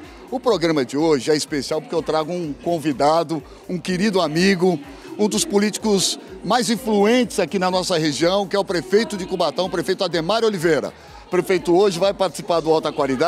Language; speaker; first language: Portuguese; native; Portuguese